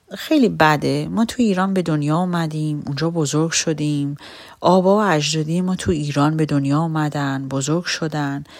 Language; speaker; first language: Persian; native; Persian